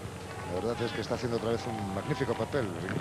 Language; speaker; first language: Spanish; native; Spanish